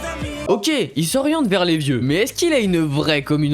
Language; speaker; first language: French; native; French